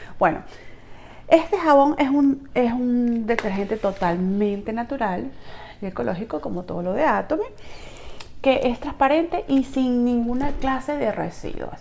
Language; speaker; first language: Spanish; native; Spanish